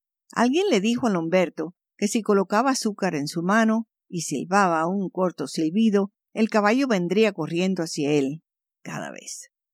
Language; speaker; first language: Spanish; early bilingual, heritage; Spanish